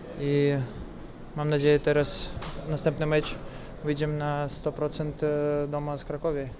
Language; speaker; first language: Polish; non-native, learner; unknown